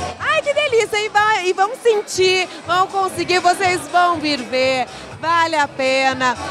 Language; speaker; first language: Portuguese; native; Portuguese